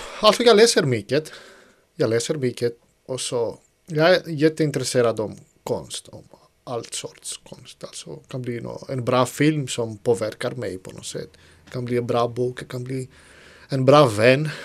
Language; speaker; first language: Swedish; non-native, fluent; Greek